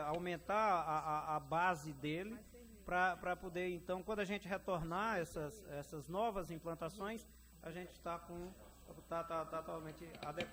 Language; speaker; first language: Portuguese; native; Portuguese